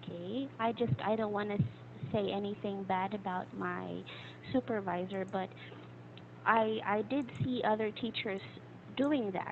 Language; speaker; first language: English; non-native, fluent; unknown